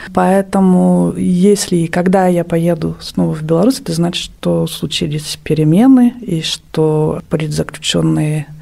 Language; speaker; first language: Russian; non-native, fluent; French